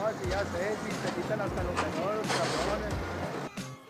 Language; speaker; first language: Spanish; native; Spanish